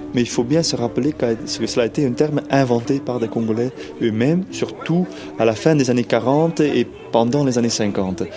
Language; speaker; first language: French; non-native, fluent; Dutch